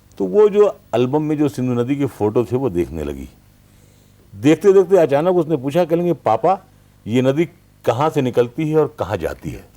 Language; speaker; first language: Urdu; native; Urdu